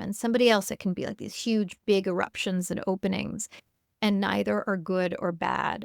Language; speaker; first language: English; native; English